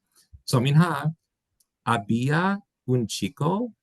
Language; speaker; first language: Spanish; non-native, fluent; English